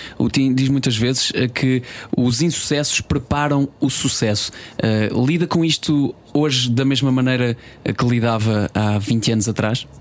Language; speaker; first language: Portuguese; native; Portuguese